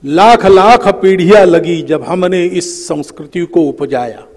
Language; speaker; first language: Hindi; native; Hindi